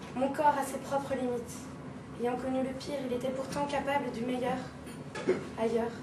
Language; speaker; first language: French; native; French